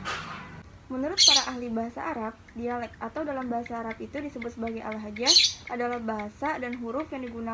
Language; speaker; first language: Indonesian; native; Indonesian